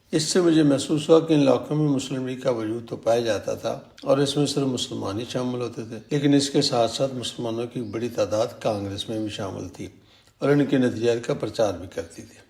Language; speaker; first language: Urdu; native; Urdu